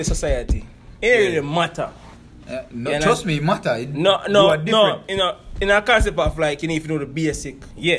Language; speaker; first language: English; non-native, local second language; Jamaican Creole English